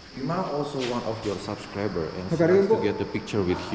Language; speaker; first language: English; non-native, learner; Indonesian